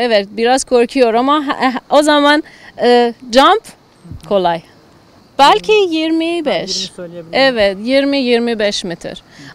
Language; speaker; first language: Turkish; non-native, learner; Persian